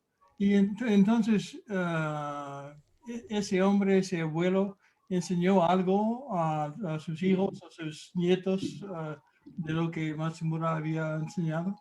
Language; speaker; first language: Spanish; non-native, fluent; English